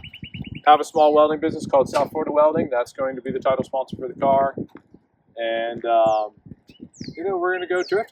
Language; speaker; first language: English; native; English